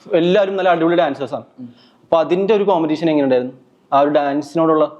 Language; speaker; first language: Malayalam; native; Malayalam